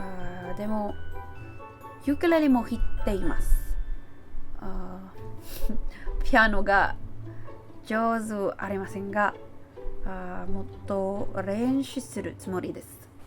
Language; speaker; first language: Japanese; non-native, learner; Filipino